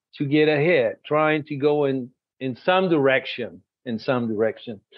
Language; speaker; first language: English; non-native, fluent; Spanish